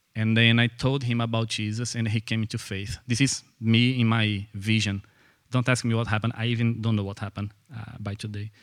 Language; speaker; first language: English; non-native, fluent; Portuguese